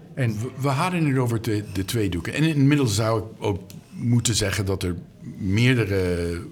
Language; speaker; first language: Dutch; non-native, learner; English